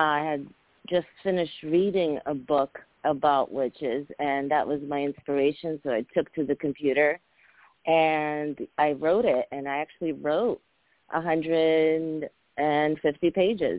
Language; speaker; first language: English; early bilingual, other home language; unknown